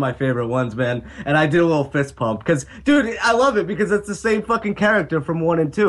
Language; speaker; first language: English; native; English